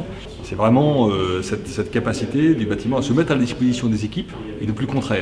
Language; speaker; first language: French; native; French